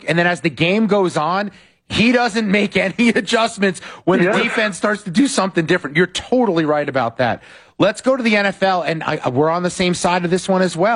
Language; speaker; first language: English; native; English